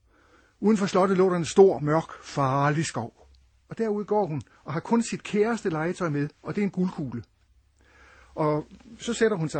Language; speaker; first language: Danish; native; Danish